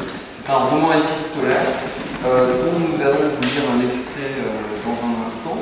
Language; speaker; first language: French; native; French